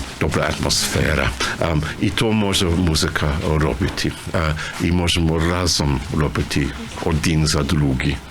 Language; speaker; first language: Polish; non-native, learner; English